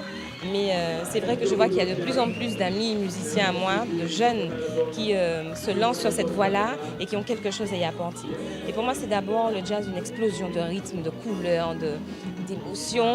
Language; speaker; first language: French; native; French